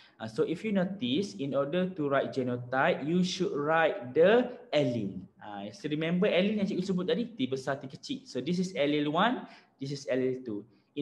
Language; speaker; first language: English; non-native, local second language; Malay